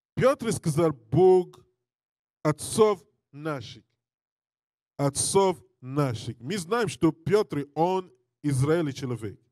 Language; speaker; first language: Russian; non-native, learner; English